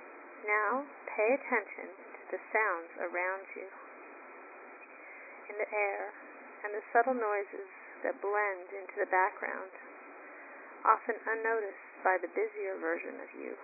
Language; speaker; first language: English; native; English